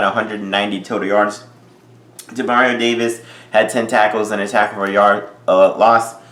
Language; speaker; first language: English; native; English